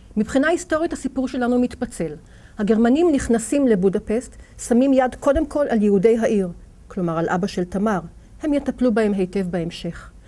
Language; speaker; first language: Hebrew; native; Hebrew